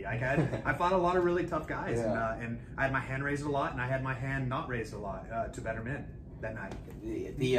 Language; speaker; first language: English; native; English